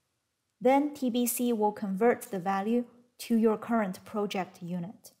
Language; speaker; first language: English; non-native, fluent; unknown